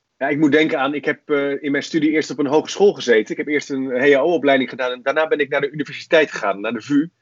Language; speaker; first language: Dutch; native; Dutch